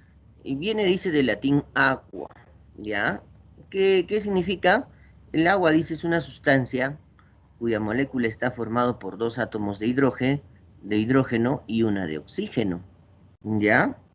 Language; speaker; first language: Spanish; native; Spanish